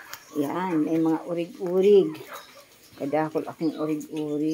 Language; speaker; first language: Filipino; non-native, local second language; Bikol